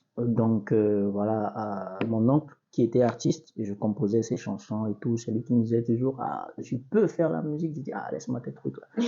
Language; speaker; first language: French; non-native, local second language; Basaa